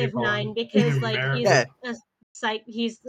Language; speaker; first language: English; early bilingual, other home language; Spanish